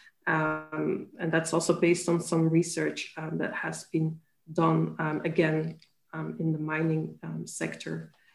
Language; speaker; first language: English; non-native, fluent; Dutch